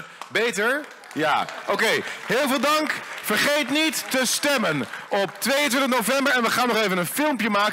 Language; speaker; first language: Dutch; native; Dutch